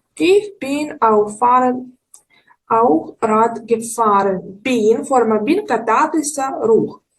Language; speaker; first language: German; non-native, learner; Ukrainian